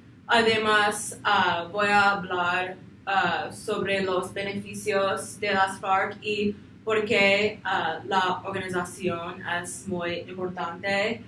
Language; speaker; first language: Spanish; non-native, learner; English